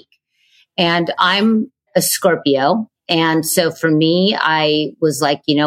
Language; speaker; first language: English; native; English